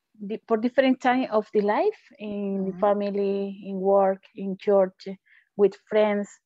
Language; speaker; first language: English; non-native, learner; Spanish